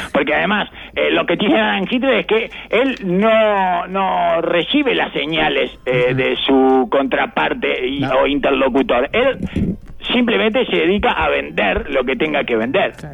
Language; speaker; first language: Spanish; native; Spanish